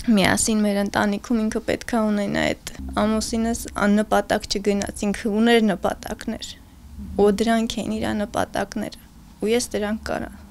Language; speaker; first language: Armenian; native; Armenian